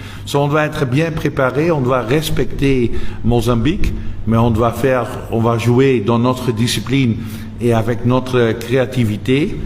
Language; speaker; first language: French; non-native, local second language; Dutch